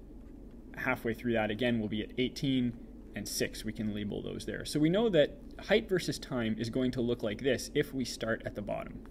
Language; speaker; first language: English; native; English